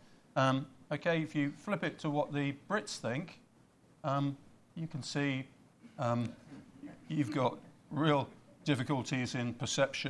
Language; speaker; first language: English; native; English